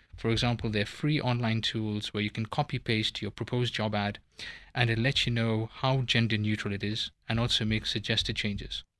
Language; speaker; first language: English; native; English